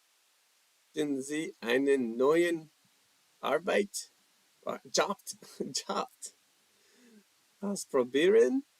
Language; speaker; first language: German; non-native, learner; English